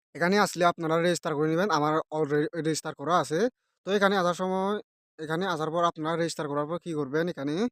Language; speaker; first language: Bangla; non-native, local second language; Chakma